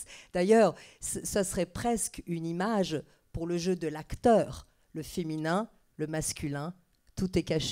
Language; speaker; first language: French; native; French